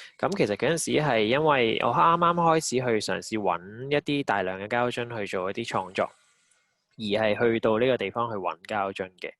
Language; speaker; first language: Cantonese; native; Cantonese